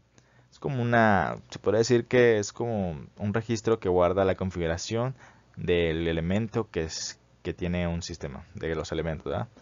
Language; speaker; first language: Spanish; native; Spanish